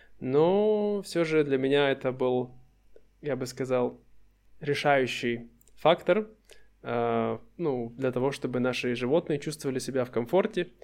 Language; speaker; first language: Russian; native; Russian